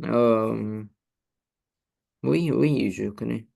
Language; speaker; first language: French; non-native, learner; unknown